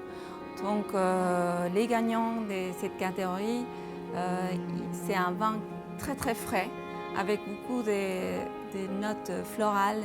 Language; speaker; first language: French; non-native, fluent; Japanese